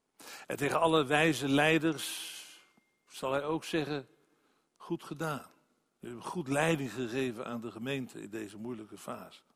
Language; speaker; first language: Dutch; native; Dutch